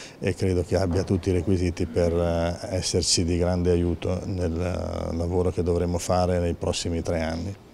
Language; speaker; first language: Italian; native; Italian